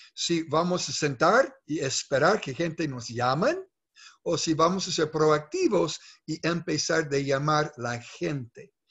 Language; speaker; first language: Spanish; non-native, fluent; English